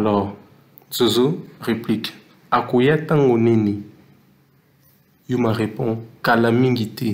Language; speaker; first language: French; non-native, local second language; Lingala